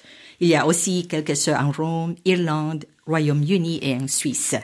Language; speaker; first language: French; non-native, fluent; Filipino